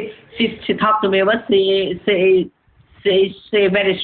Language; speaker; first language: English; non-native, learner; Vietnamese